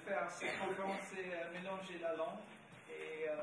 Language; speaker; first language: French; non-native, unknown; English